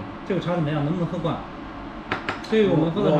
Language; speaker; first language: Chinese; native; Chinese